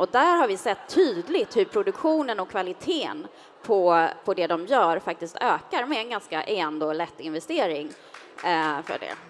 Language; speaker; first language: Swedish; native; Swedish